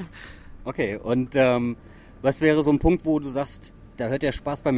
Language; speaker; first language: German; native; German